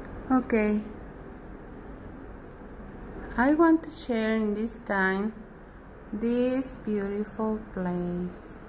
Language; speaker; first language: English; non-native, learner; Spanish